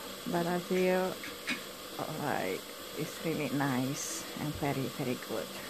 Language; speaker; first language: English; non-native, learner; Indonesian